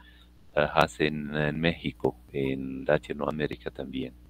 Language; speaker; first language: Spanish; non-native, learner; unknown